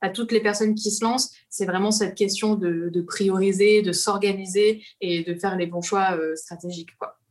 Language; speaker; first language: French; native; French